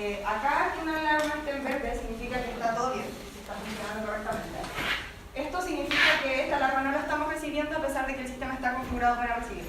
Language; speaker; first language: Spanish; native; Spanish